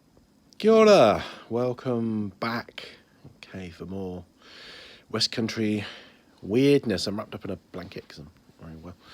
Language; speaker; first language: English; native; English